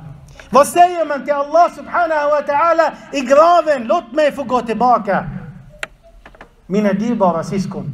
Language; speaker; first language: Swedish; non-native, fluent; Arabic